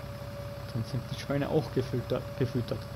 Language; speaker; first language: German; native; German